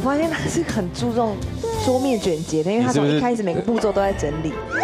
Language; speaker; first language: Chinese; native; Chinese